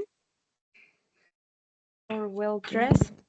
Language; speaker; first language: English; non-native, learner; Spanish